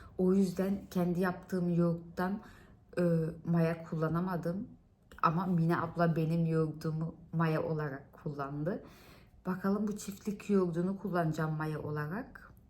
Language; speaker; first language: Turkish; early bilingual, heritage; Turkish